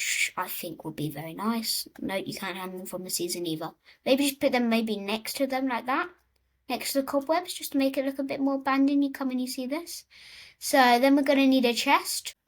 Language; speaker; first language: English; native; English